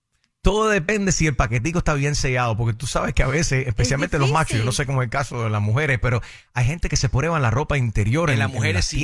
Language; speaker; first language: Spanish; native; Spanish